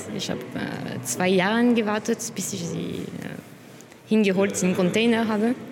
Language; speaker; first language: German; non-native, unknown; French